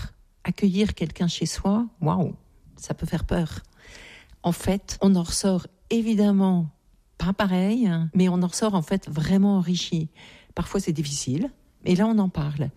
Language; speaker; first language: French; native; French